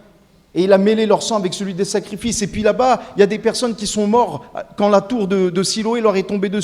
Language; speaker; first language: French; native; French